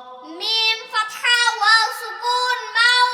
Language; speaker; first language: Arabic; non-native, learner; Bangla